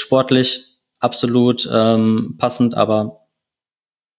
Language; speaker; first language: German; native; German